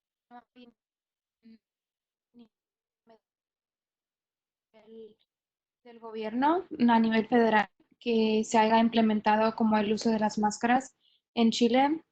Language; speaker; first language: Spanish; non-native, learner; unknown